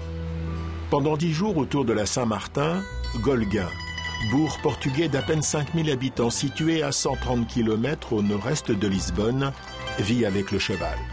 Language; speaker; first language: French; native; French